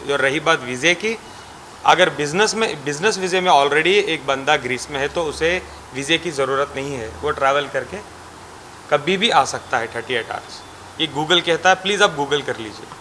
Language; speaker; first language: Hindi; native; Hindi